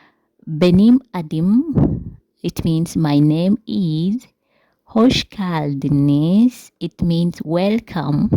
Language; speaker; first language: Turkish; non-native, learner; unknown